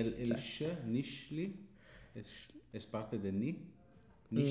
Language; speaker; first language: Spanish; non-native, fluent; English